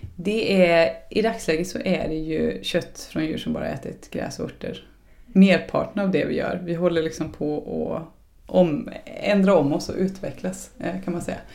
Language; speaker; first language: Swedish; native; Swedish